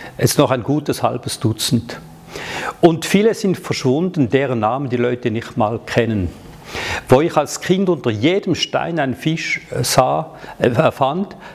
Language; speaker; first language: German; non-native, local second language; French